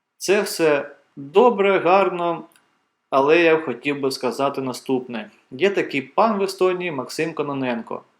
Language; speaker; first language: Ukrainian; native; Ukrainian